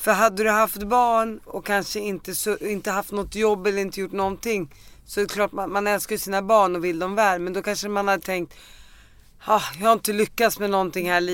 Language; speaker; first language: Swedish; native; Swedish